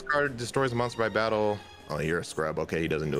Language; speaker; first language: English; native; English